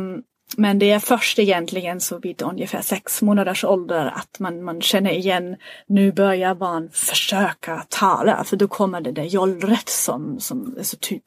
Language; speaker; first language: Swedish; non-native, fluent; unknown